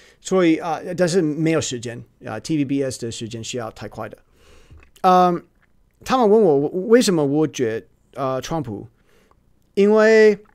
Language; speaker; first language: Chinese; non-native, learner; English